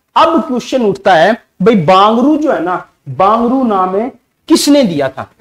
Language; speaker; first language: Hindi; native; Hindi